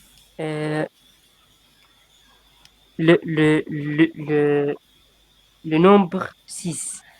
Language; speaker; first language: French; non-native, learner; Arabic